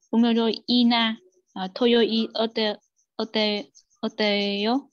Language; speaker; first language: Korean; non-native, learner; Vietnamese